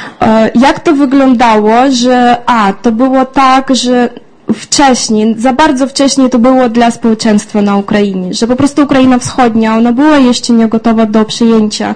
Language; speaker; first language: Polish; non-native, fluent; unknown